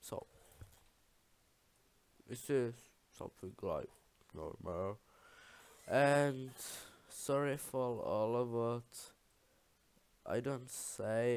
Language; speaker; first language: English; non-native, learner; Czech